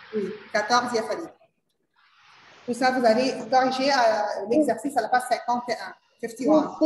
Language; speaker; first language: French; non-native, learner; Arabic